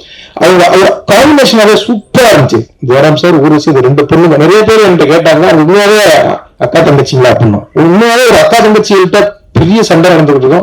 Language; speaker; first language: Tamil; native; Tamil